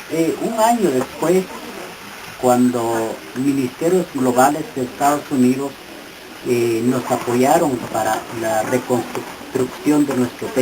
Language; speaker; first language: Spanish; non-native, local second language; Kʼicheʼ